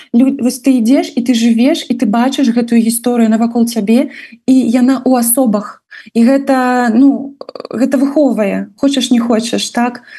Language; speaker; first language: Belarusian; non-native, local second language; Russian